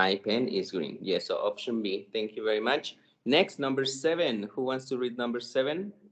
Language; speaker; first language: English; non-native, fluent; Spanish